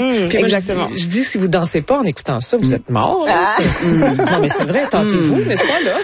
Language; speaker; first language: French; native; French